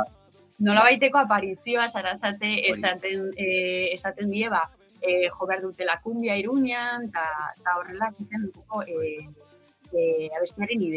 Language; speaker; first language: Basque; non-native, local second language; Spanish